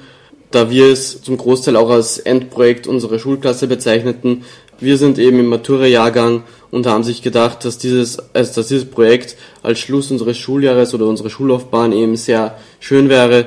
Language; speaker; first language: German; native; German